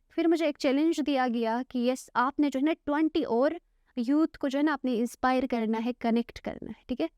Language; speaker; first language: Urdu; non-native, local second language; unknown